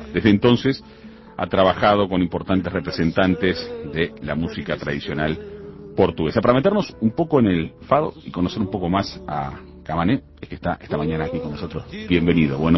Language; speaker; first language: Spanish; native; Spanish